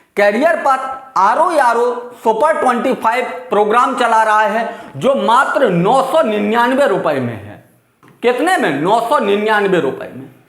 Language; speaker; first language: Hindi; native; Hindi